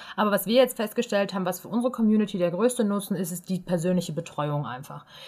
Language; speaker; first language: German; native; German